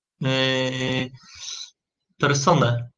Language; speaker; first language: Italian; non-native, learner; Polish